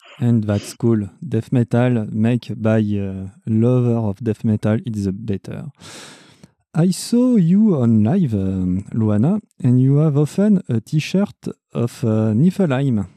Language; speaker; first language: English; non-native, learner; French